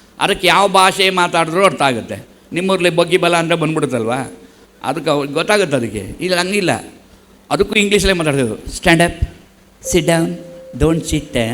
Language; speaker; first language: Kannada; native; Kannada